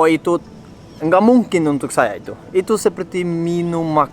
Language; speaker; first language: Indonesian; non-native, learner; Norwegian